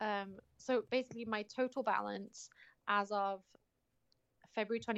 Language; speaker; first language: English; native; English